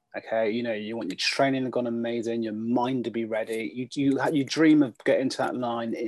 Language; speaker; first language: English; native; English